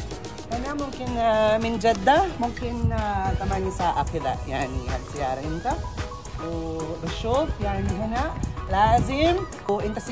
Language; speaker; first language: Arabic; non-native, learner; Filipino